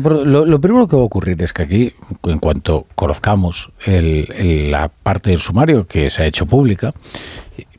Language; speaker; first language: Spanish; native; Spanish